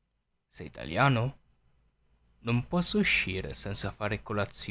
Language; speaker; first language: Italian; non-native, fluent; Filipino